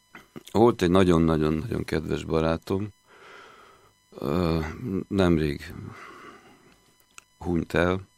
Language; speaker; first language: Hungarian; native; Hungarian